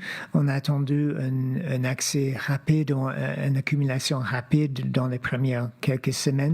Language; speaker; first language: French; non-native, fluent; English